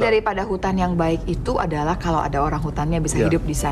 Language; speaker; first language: Indonesian; native; Indonesian